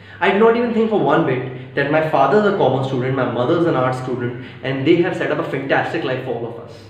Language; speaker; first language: English; non-native, local second language; Maithili